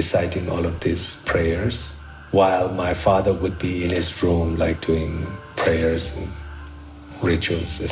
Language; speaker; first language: English; non-native, local second language; Sherpa